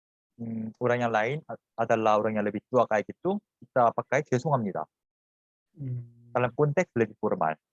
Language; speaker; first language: Indonesian; non-native, fluent; Korean